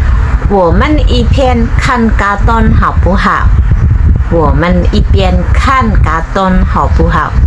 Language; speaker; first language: Chinese; non-native, fluent; Indonesian